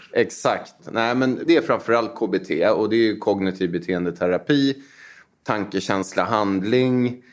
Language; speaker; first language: Swedish; native; Swedish